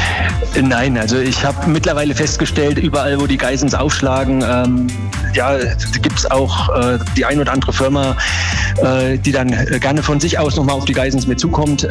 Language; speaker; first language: German; native; German